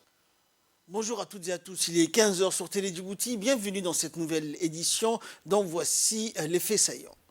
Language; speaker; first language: French; native; French